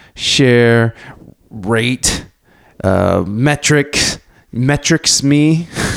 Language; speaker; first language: English; native; English